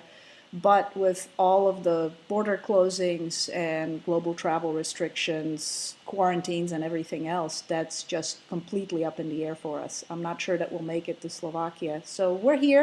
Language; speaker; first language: English; non-native, fluent; Slovak